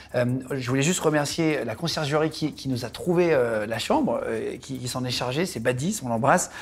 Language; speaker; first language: French; native; French